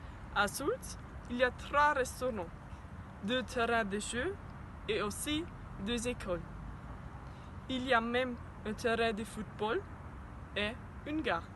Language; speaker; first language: French; non-native, learner; German